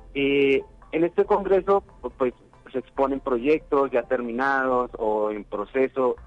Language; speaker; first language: Spanish; native; Spanish